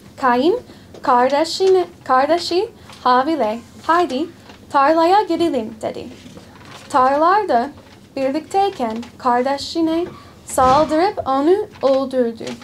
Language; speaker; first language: Turkish; non-native, learner; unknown